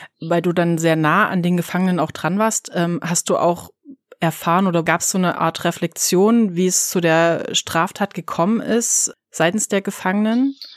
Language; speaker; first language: German; native; German